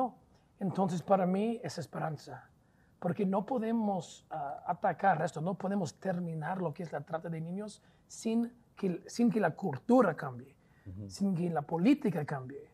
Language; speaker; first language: Spanish; non-native, fluent; English